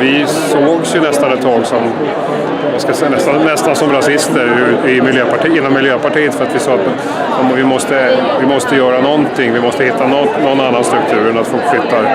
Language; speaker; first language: Swedish; native; Swedish